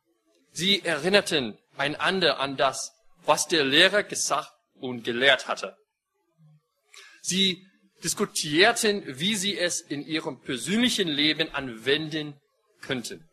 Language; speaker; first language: German; non-native, fluent; English